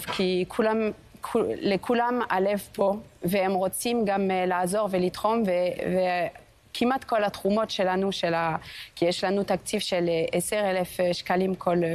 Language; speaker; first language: Hebrew; non-native, fluent; French